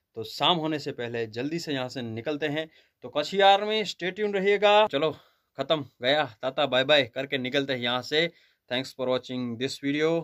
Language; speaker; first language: Hindi; non-native, local second language; Kachhi